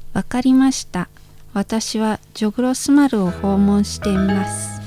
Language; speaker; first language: Japanese; non-native, fluent; Indonesian